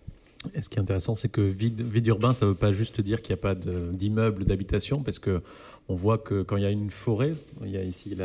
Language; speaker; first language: French; native; French